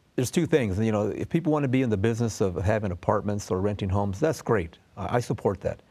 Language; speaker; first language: English; native; English